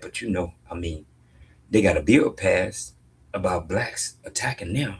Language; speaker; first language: English; native; English